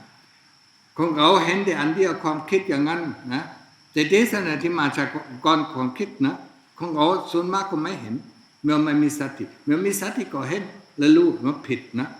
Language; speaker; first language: Thai; non-native, fluent; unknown